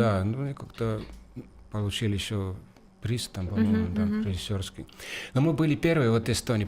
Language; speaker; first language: Russian; non-native, fluent; Estonian